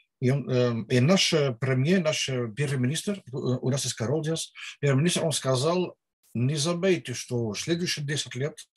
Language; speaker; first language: Russian; non-native, learner; Dutch